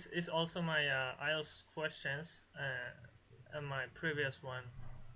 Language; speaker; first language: English; non-native, learner; Bangla